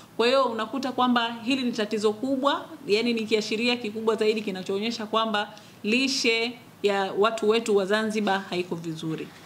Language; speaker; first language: Swahili; native; Swahili